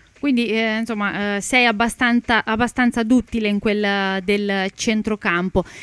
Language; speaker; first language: Italian; native; Italian